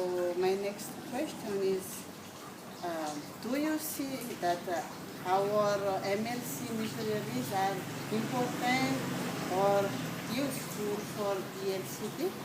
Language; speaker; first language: English; non-native, fluent; Malagasy